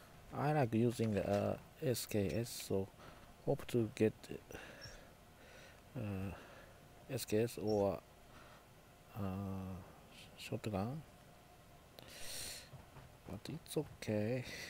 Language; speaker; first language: English; non-native, learner; Japanese